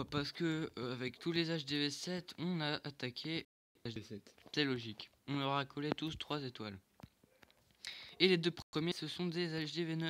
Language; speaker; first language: French; native; French